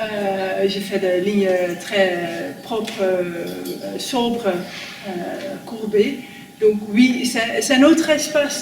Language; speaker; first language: French; non-native, fluent; Dutch